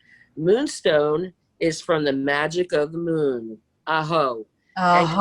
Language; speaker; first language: English; native; English